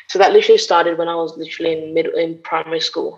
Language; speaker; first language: English; native; English